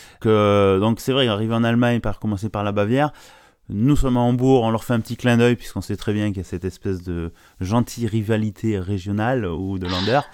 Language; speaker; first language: French; native; French